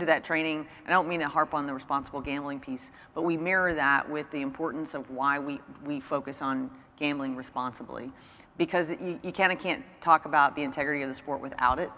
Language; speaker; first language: English; native; English